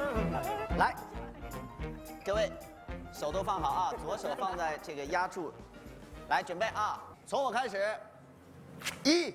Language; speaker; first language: Chinese; native; Chinese